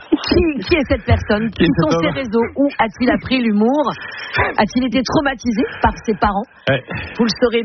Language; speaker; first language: French; native; French